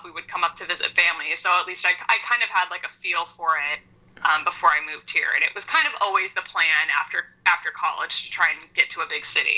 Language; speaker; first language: English; native; English